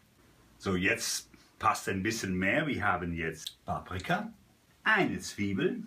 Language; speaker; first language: German; non-native, fluent; Italian